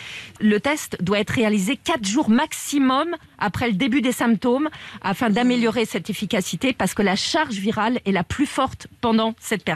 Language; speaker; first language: French; native; French